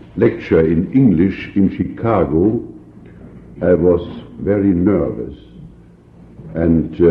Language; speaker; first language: English; non-native, fluent; German